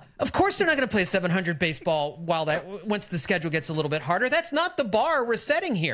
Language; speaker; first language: English; native; English